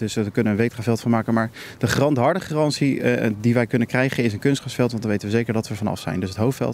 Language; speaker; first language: Dutch; native; Dutch